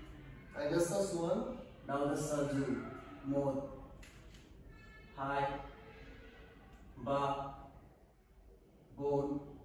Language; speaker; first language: Vietnamese; non-native, learner; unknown